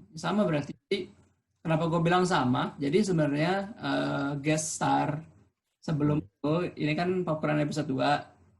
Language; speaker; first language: Indonesian; native; Indonesian